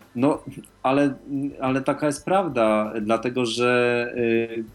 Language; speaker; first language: Polish; native; Polish